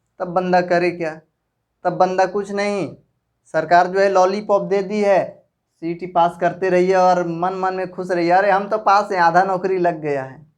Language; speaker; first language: Hindi; native; Hindi